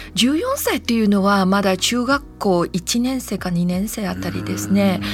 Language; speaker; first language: Japanese; non-native, fluent; Chinese